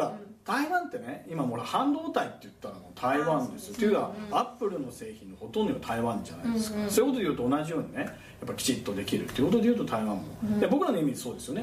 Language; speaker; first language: Japanese; native; Japanese